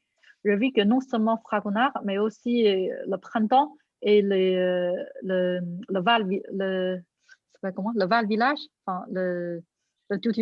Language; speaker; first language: French; non-native, fluent; Chinese